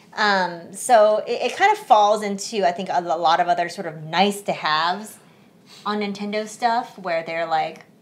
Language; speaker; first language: English; early bilingual, other home language; Chinese